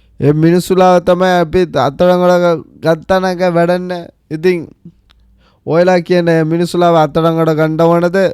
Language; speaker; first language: Sinhala; early bilingual, heritage; Sinhala